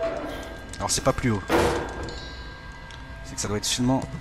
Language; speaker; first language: French; native; French